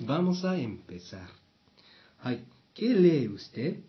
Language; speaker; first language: Spanish; non-native, fluent; Japanese